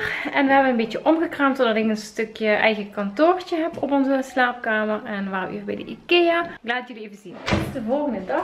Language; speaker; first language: Dutch; native; Dutch